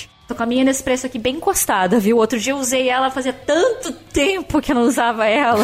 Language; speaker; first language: Portuguese; native; Portuguese